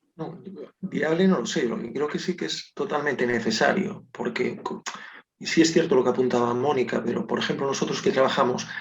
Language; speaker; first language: Spanish; non-native, local second language; Galician